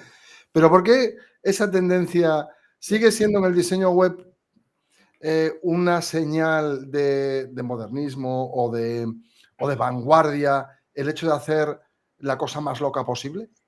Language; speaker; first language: Spanish; native; Spanish